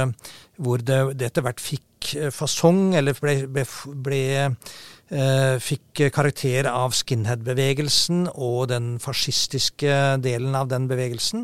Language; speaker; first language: Norwegian; native; Norwegian